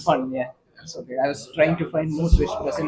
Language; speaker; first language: English; non-native, fluent; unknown